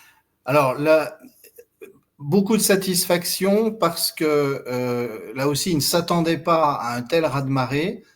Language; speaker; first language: French; native; French